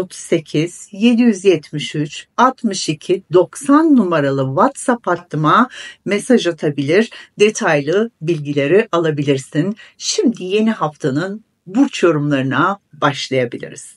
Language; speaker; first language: Turkish; native; Turkish